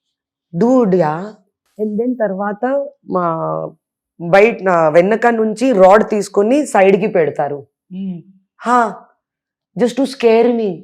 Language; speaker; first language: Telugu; non-native, local second language; Hindi